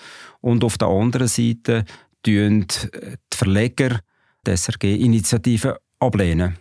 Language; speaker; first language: German; native; German